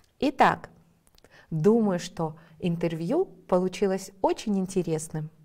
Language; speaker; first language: Russian; native; Russian